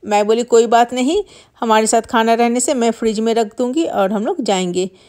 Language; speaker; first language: Hindi; non-native, local second language; Bangla